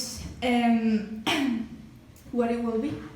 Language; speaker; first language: English; non-native, learner; Spanish